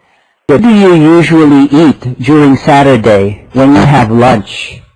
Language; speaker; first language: English; non-native, fluent; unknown